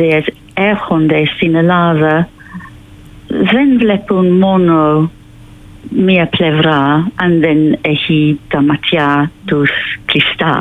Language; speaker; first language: Greek; non-native, fluent; English